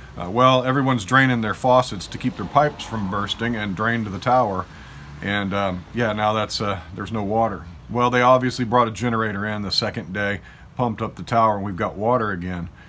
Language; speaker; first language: English; native; English